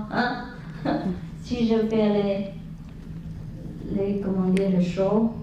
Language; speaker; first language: French; non-native, learner; Vietnamese